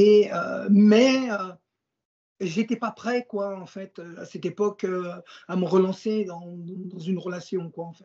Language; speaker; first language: French; native; French